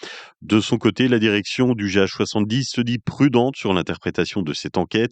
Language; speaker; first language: French; native; French